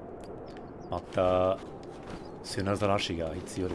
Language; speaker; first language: Japanese; non-native, fluent; English